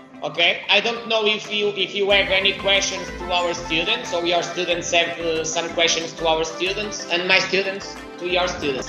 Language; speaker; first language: English; non-native, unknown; Portuguese